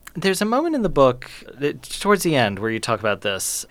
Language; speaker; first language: English; native; English